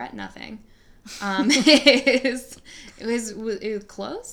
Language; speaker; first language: English; native; English